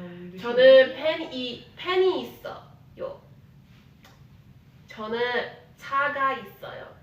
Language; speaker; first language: Korean; non-native, learner; English